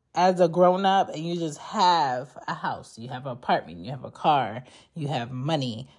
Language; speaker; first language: English; native; English